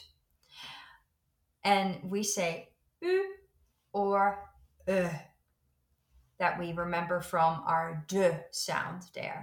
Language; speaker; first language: English; non-native, fluent; Dutch